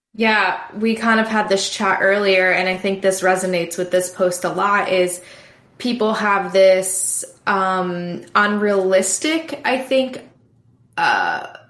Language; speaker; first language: English; native; English